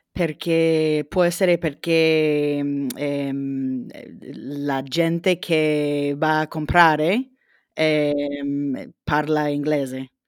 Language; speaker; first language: Italian; non-native, learner; English